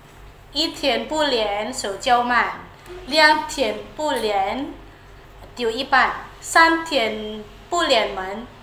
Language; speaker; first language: Chinese; non-native, fluent; Indonesian